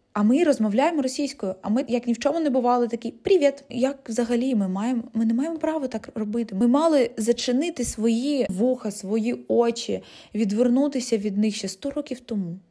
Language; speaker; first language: Ukrainian; non-native, local second language; Russian